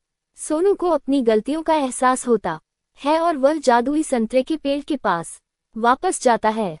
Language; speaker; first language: Hindi; native; Hindi